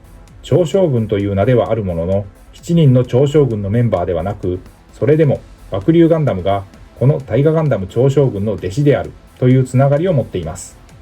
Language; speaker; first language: Japanese; native; Japanese